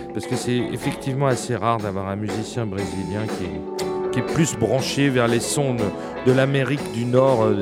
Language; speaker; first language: French; native; French